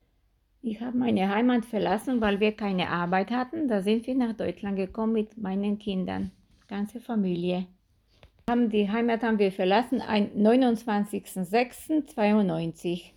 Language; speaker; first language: German; non-native, fluent; Polish